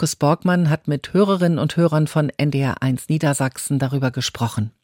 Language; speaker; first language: German; native; German